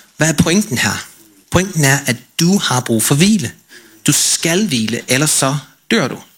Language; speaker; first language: Danish; non-native, fluent; English